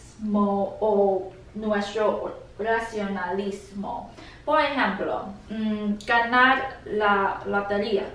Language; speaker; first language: Spanish; non-native, learner; English